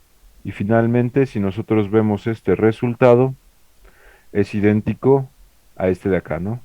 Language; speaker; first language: Spanish; native; Spanish